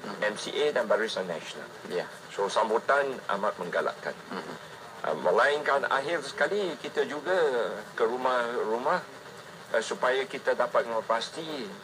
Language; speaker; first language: Malay; non-native, local second language; Hakka Chinese